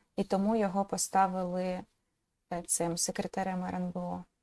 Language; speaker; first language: Ukrainian; native; Ukrainian